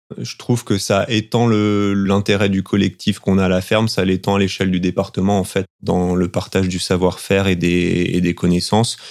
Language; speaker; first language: French; native; French